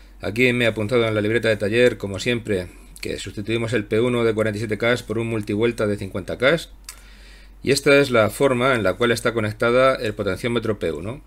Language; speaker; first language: Spanish; native; Spanish